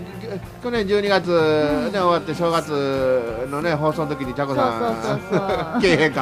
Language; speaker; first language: Japanese; native; Japanese